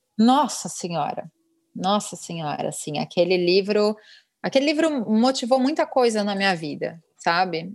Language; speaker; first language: Portuguese; native; Portuguese